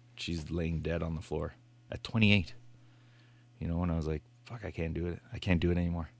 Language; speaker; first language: English; native; English